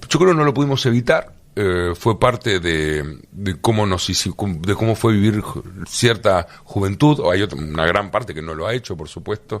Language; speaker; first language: Spanish; native; Spanish